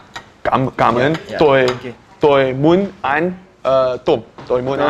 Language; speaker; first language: Vietnamese; non-native, learner; Dutch